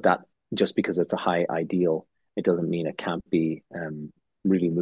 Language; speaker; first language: English; native; English